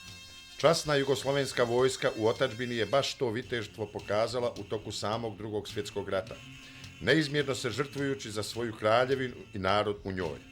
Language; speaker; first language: Bosnian; native; Bosnian